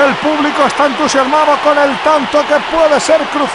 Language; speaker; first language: Spanish; native; Spanish